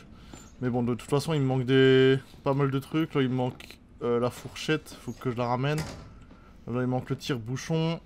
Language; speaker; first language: French; native; French